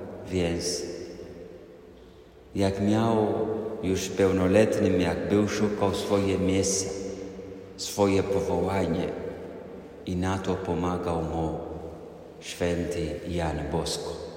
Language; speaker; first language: Polish; non-native, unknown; Amharic